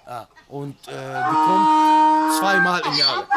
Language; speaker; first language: German; non-native, learner; Arabic